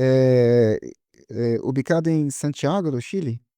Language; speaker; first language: Spanish; non-native, learner; Portuguese